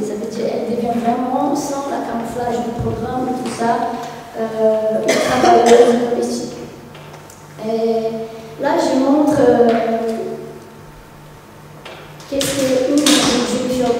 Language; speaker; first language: French; non-native, fluent; Portuguese